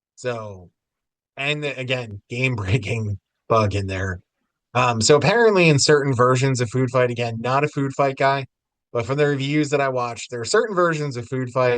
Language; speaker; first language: English; native; English